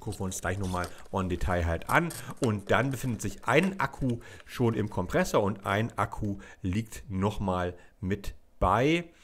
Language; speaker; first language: German; native; German